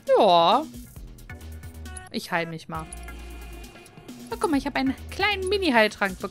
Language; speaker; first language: German; native; German